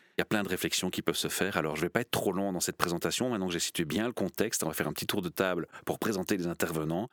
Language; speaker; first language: French; native; French